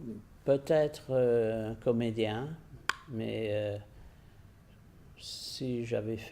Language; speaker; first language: French; non-native, fluent; English